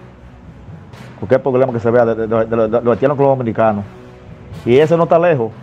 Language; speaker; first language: Spanish; native; Spanish